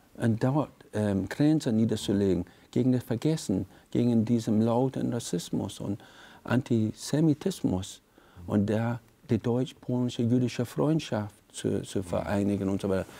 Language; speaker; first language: German; non-native, fluent; English